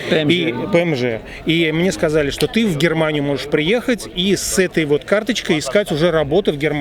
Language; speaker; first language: Russian; native; Russian